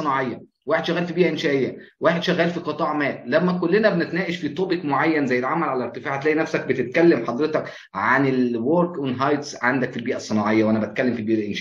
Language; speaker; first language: Arabic; native; Arabic